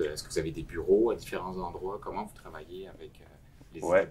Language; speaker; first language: French; native; French